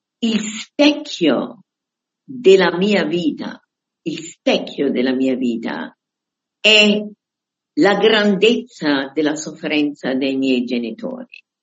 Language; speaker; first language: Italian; non-native, fluent; German